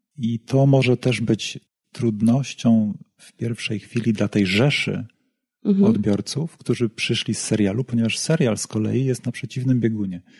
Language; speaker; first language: Polish; native; Polish